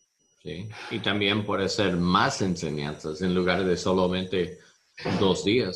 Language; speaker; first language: Spanish; non-native, learner; English